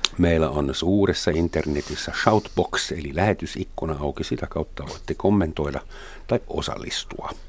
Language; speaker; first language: Finnish; non-native, fluent; German